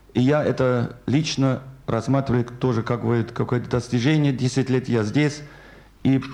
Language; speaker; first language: Russian; non-native, fluent; German